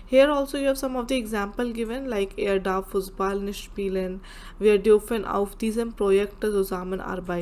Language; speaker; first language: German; non-native, learner; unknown